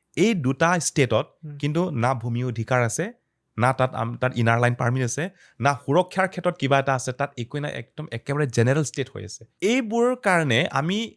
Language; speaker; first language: Assamese; non-native, local second language; Karbi